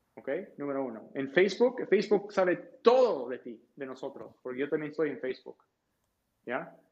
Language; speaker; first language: Spanish; early bilingual, heritage; Spanish